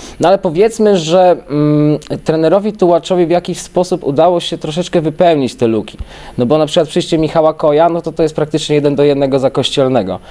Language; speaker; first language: Polish; native; Polish